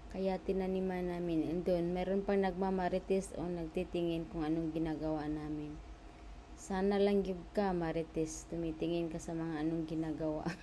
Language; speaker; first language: Filipino; non-native, local second language; Cebuano